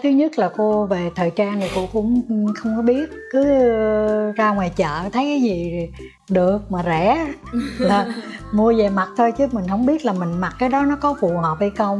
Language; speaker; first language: Vietnamese; native; Vietnamese